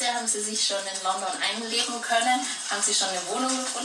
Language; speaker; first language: German; native; German